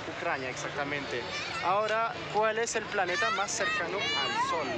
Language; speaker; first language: Spanish; non-native, fluent; French